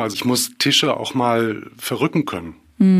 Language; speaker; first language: German; native; German